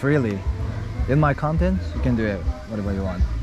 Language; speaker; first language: English; non-native, learner; Korean